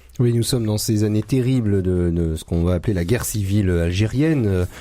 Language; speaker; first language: French; native; French